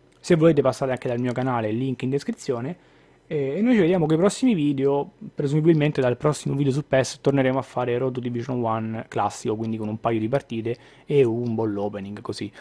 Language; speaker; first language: Italian; native; Italian